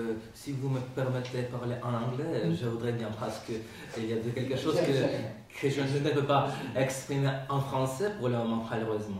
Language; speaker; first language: French; non-native, learner; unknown